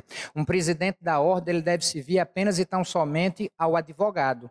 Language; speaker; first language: Portuguese; native; Portuguese